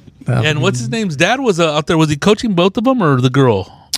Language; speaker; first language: English; early bilingual, other home language; Spanish